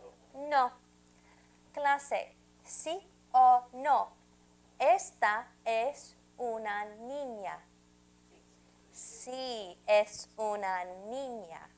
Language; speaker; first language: Spanish; non-native, fluent; English